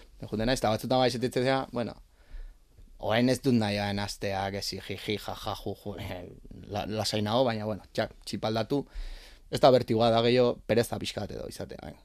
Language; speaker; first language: Basque; native; Basque